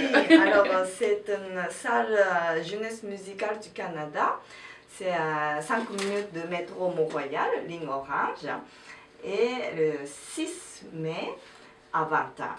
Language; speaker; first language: French; non-native, fluent; Japanese